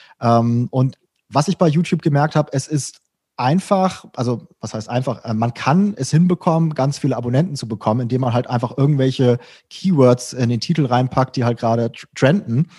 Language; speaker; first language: German; native; German